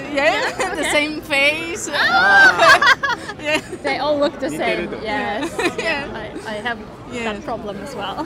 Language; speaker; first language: English; non-native, fluent; German